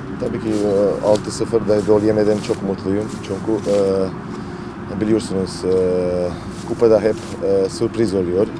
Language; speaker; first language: Turkish; non-native, learner; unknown